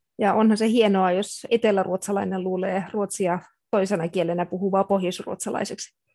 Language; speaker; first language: Finnish; native; Finnish